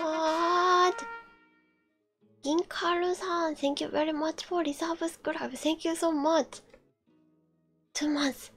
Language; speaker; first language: English; non-native, learner; Japanese